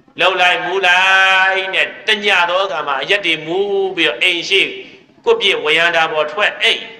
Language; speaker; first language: Burmese; native; Burmese